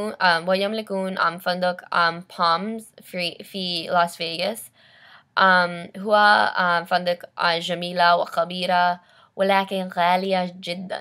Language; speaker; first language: Arabic; non-native, learner; English